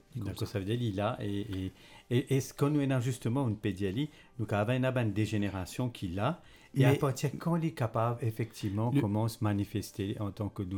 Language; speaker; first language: French; non-native, local second language; Morisyen